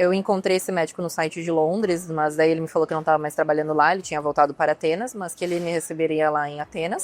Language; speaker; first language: Portuguese; native; Portuguese